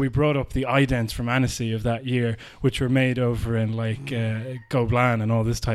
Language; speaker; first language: English; native; English